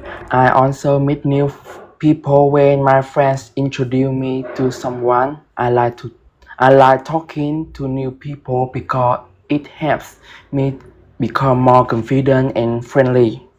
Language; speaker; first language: English; non-native, fluent; Vietnamese